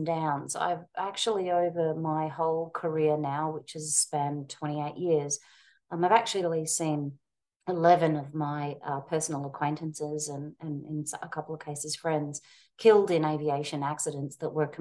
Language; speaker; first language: English; native; English